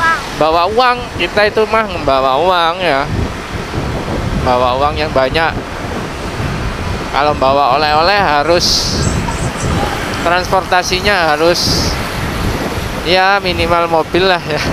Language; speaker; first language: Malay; non-native, local second language; Javanese